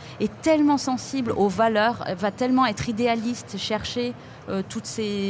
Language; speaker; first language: French; native; French